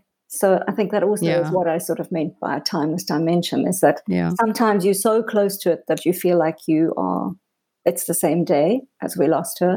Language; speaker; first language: English; native; English